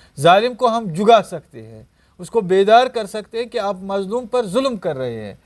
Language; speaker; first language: Urdu; non-native, local second language; Kashmiri